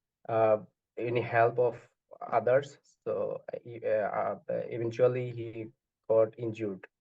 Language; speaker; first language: English; non-native, learner; Bangla